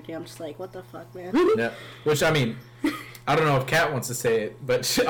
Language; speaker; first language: English; native; English